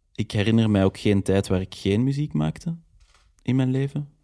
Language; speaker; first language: Dutch; native; Dutch